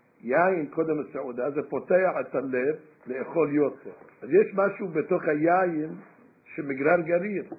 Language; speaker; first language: Hebrew; non-native, fluent; English